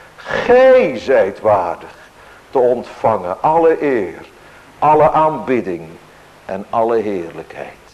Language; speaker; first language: Dutch; native; Dutch